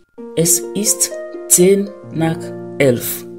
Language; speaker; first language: German; non-native, fluent; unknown